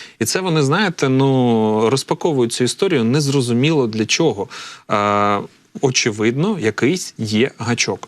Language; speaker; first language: Ukrainian; native; Ukrainian